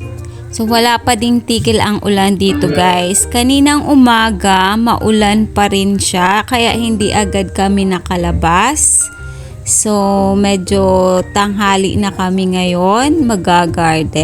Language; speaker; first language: Filipino; native; Filipino